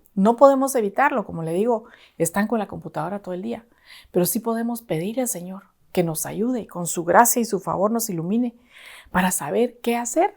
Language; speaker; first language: Spanish; native; Spanish